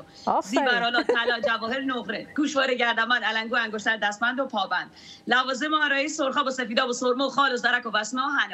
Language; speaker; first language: Persian; native; Persian